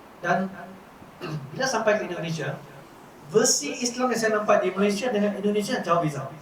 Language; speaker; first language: Malay; non-native, local second language; Chinese